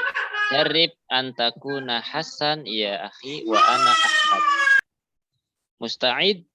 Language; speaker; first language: Arabic; non-native, fluent; Indonesian